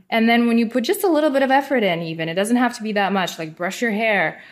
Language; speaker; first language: English; non-native, fluent; Russian